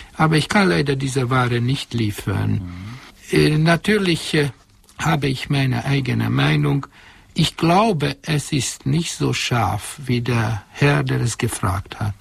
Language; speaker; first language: German; non-native, fluent; Hungarian